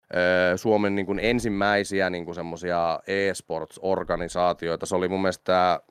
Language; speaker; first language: Finnish; native; Finnish